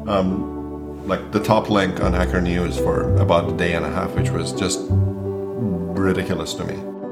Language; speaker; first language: English; native; English